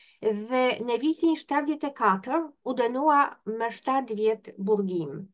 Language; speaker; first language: Albanian; non-native, fluent; Polish